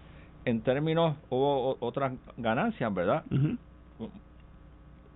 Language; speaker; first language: Spanish; native; Spanish